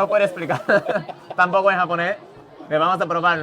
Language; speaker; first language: Spanish; non-native, learner; Japanese